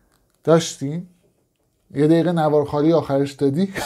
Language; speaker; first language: Persian; native; Persian